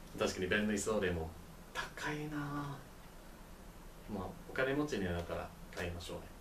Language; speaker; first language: Japanese; non-native, learner; English